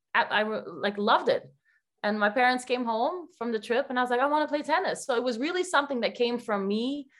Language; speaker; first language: English; non-native, fluent; Dutch